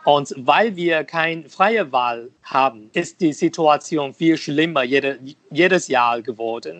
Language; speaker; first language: German; non-native, fluent; Cantonese